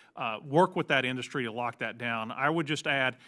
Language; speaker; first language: English; native; English